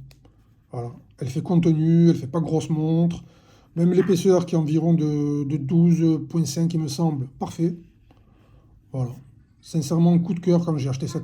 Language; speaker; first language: French; native; French